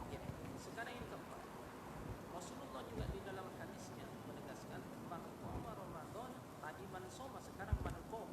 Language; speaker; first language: Indonesian; non-native, local second language; Madurese